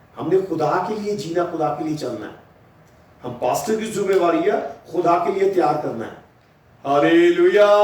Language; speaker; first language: Hindi; non-native, local second language; Punjabi